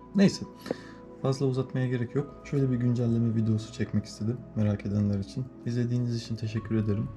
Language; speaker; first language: Turkish; native; Turkish